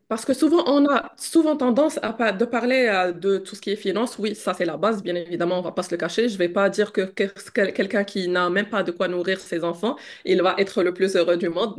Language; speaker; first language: French; non-native, local second language; Arabic